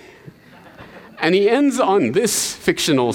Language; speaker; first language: English; native; English